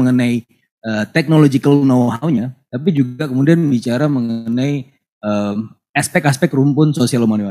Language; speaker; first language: Indonesian; native; Indonesian